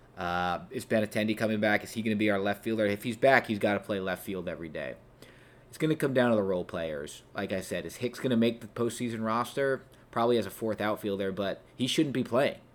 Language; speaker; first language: English; native; English